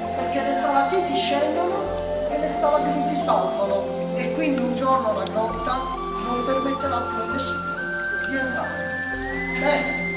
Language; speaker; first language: Italian; native; Italian